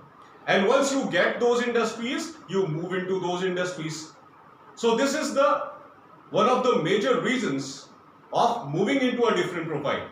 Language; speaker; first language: English; non-native, local second language; Hindi